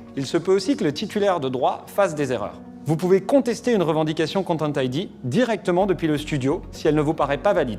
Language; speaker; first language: French; native; French